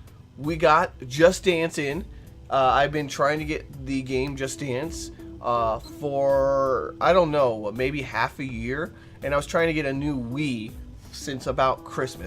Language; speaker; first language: English; native; English